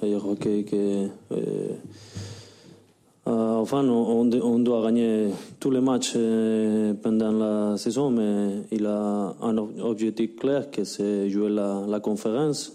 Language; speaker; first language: French; non-native, learner; Spanish